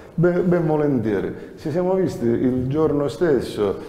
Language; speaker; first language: Italian; native; Italian